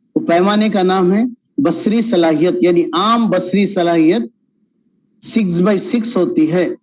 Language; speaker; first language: Urdu; native; Urdu